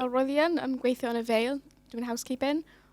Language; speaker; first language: Welsh; non-native, local second language; English